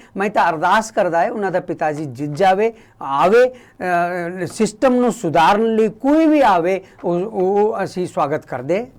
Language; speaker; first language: Punjabi; non-native, local second language; Kannada